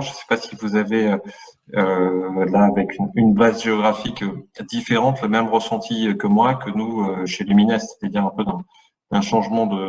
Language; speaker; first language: French; native; French